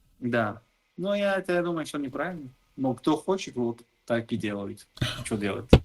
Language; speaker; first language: Russian; non-native, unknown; Turkish